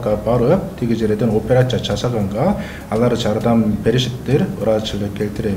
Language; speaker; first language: Kyrgyz; non-native, fluent; Korean